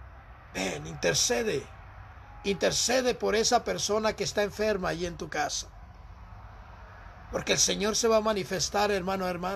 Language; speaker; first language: Spanish; native; Spanish